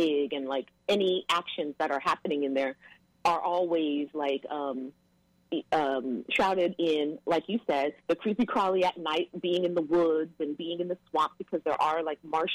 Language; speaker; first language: English; native; English